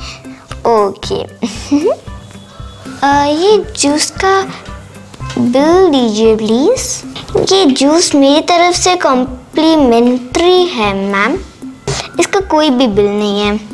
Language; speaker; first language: Hindi; native; Hindi